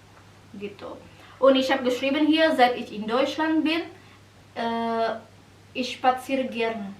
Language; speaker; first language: German; non-native, learner; Indonesian